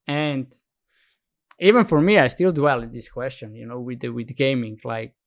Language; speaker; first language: English; non-native, fluent; Slovenian